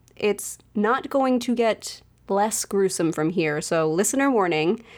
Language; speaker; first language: English; native; English